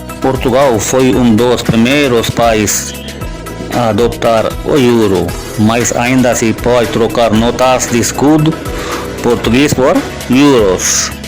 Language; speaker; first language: Portuguese; non-native, learner; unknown